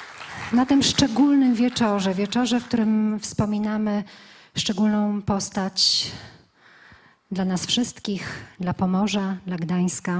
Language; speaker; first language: Polish; native; Polish